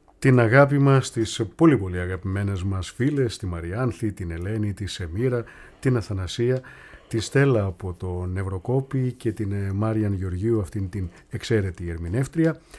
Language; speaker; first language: Greek; native; Greek